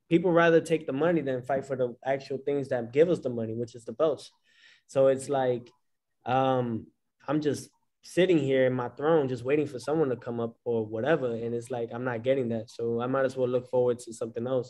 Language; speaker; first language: English; early bilingual, other home language; Spanish